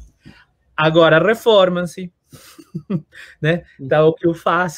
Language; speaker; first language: Portuguese; non-native, fluent; Spanish